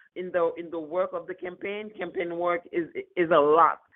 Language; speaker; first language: English; non-native, fluent; Haitian Creole